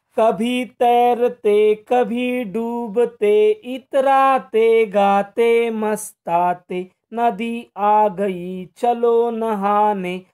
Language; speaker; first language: Hindi; non-native, local second language; Marathi